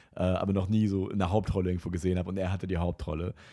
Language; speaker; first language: German; non-native, fluent; Russian